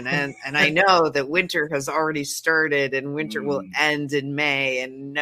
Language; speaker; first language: English; native; English